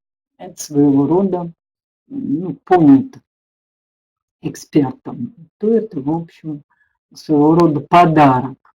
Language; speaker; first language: Russian; native; Russian